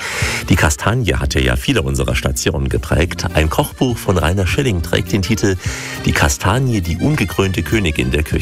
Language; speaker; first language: German; native; German